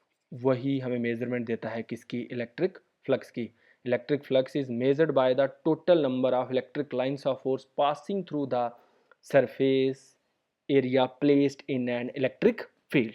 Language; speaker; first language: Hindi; native; Hindi